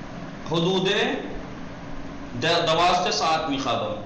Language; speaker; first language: Persian; non-native, fluent; Urdu